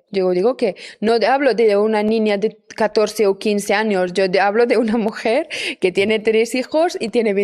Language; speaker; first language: Spanish; non-native, fluent; Persian